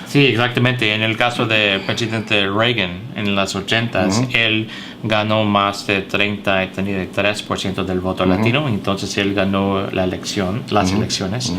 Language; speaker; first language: Spanish; early bilingual, heritage; English